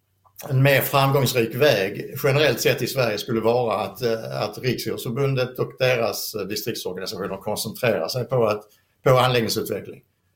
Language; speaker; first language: Swedish; native; Swedish